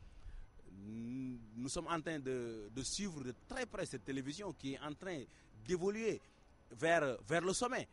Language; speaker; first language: French; non-native, local second language; Wolof